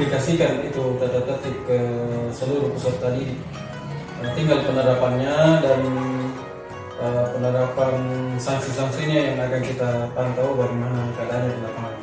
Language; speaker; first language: Indonesian; native; Indonesian